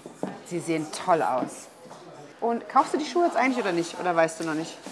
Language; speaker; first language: German; native; German